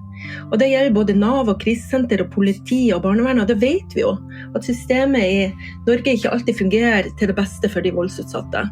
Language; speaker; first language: Norwegian; native; Norwegian